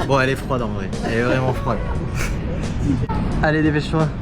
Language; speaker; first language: French; native; French